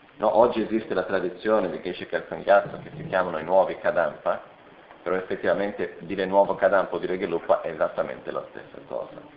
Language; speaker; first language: Italian; non-native, fluent; Portuguese